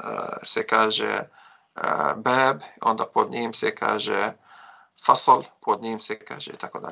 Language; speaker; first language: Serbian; non-native, fluent; Arabic